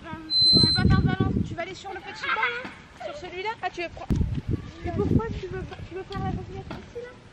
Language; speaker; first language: French; native; French